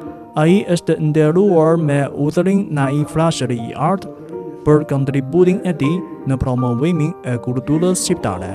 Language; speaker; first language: Albanian; non-native, fluent; Chinese